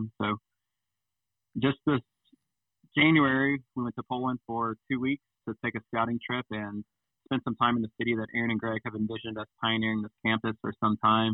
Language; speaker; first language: English; native; English